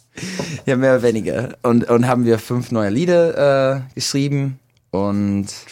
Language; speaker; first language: German; non-native, learner; English